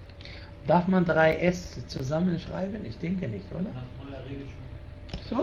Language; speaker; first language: German; non-native, fluent; Arabic